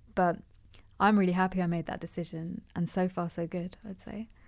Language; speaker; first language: English; native; English